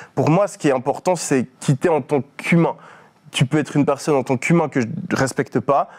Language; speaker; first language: French; native; French